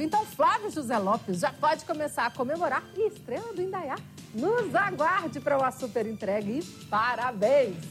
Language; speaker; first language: Portuguese; native; Portuguese